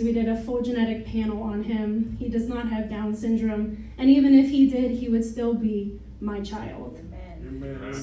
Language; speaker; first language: English; native; English